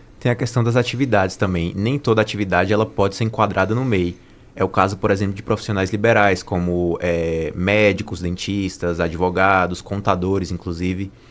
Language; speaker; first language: Portuguese; native; Portuguese